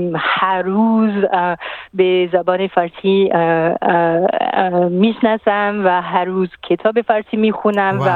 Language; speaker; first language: Persian; non-native, fluent; French